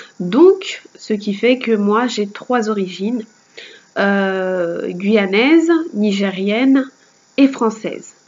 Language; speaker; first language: French; native; French